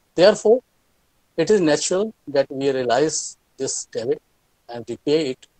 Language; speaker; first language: English; non-native, local second language; Hindi